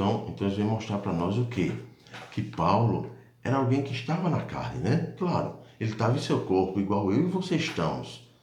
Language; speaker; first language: Portuguese; native; Portuguese